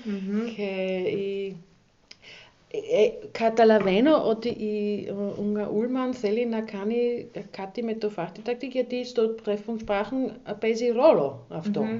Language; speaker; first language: Greek; non-native, learner; German